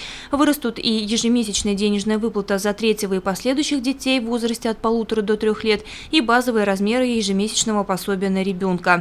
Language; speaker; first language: Russian; native; Russian